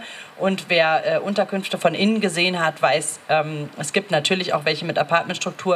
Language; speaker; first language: German; native; German